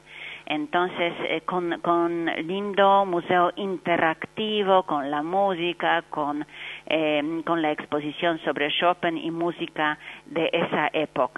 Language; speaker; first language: Spanish; non-native, fluent; Polish